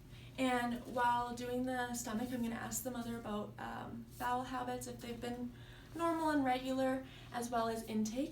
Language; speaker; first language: English; native; English